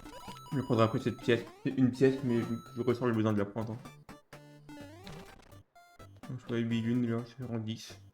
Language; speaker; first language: French; native; French